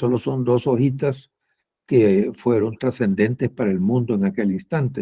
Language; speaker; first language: Spanish; native; Spanish